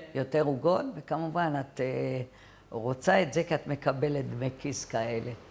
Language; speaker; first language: Hebrew; early bilingual, other home language; French